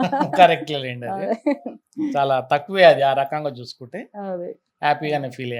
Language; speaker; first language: Telugu; native; Telugu